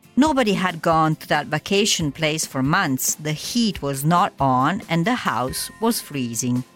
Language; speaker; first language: English; non-native, fluent; Italian